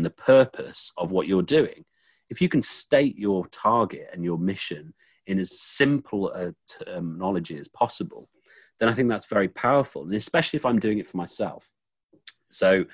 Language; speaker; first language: English; native; English